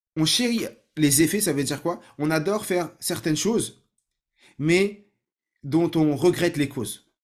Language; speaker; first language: French; native; French